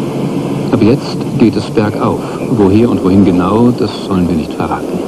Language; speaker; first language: German; native; German